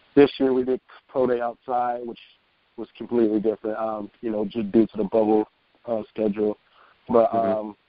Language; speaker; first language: English; native; English